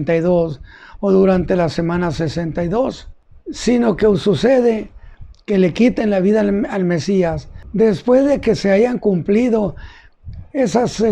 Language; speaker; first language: Spanish; native; Spanish